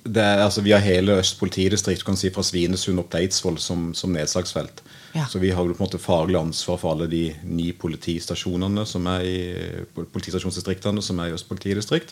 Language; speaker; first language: Norwegian; native; Norwegian